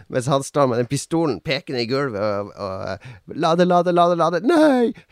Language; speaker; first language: Norwegian; native; Norwegian